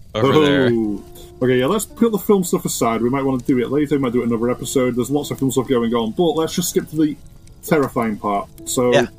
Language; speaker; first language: English; native; English